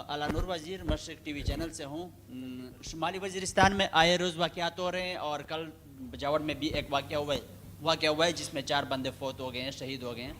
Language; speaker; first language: Urdu; non-native, local second language; Pashto